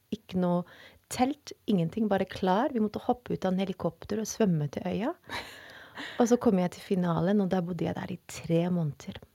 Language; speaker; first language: Norwegian; non-native, fluent; Dutch